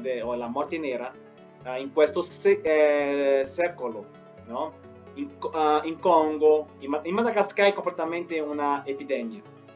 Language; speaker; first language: Italian; non-native, fluent; Spanish